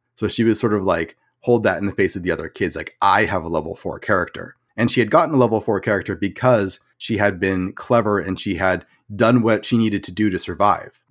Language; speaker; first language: English; native; English